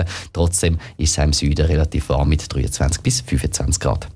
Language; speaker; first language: German; native; German